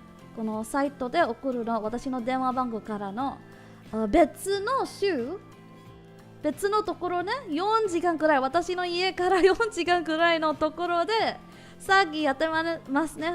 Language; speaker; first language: Japanese; non-native, learner; English